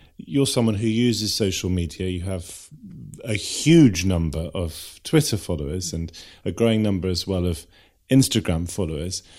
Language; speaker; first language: English; native; English